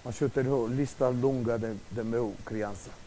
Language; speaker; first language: Portuguese; non-native, fluent; Romanian